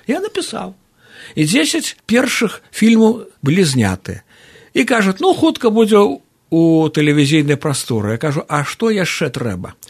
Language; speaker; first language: Belarusian; native; Belarusian